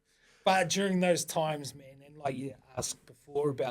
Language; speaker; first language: English; native; English